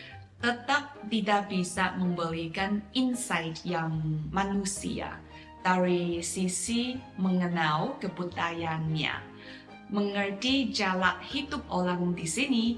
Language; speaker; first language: Indonesian; non-native, fluent; Chinese